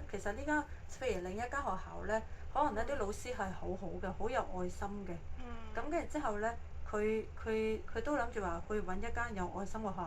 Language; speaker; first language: Cantonese; native; Cantonese